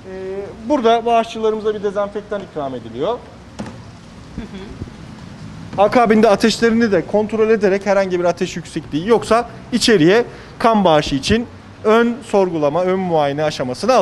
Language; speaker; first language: Turkish; native; Turkish